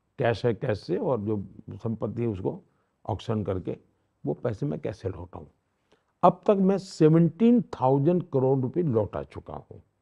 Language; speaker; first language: Hindi; non-native, local second language; Gujarati